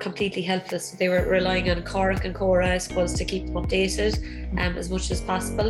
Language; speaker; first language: English; native; English